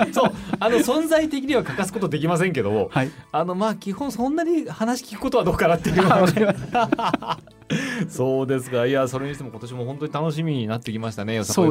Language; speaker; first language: Japanese; native; Japanese